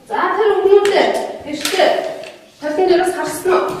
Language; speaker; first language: Mongolian; native; Mongolian